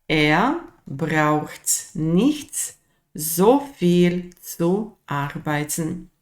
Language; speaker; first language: German; non-native, fluent; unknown